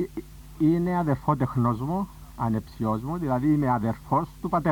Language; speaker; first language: Greek; native; Greek